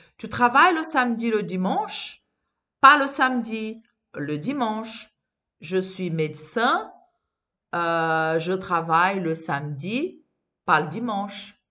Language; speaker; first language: French; non-native, fluent; Portuguese